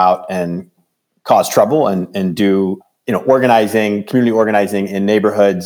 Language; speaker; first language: English; native; English